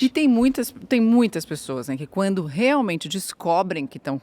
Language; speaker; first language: Portuguese; native; Portuguese